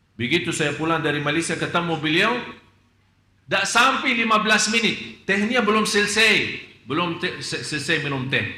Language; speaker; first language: Malay; non-native, fluent; Arabic